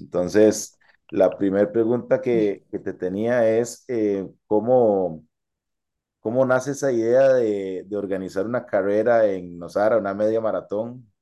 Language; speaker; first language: Spanish; native; Spanish